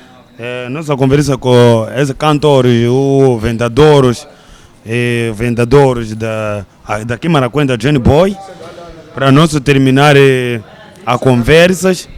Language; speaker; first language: Portuguese; non-native, learner; Kinyarwanda